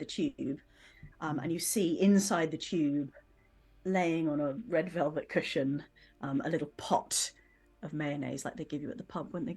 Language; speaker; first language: English; native; English